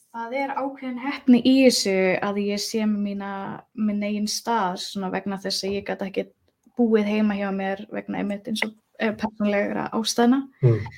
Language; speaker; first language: Icelandic; early bilingual, other home language; Spanish